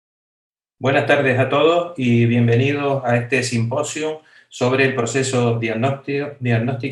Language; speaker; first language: Spanish; native; Spanish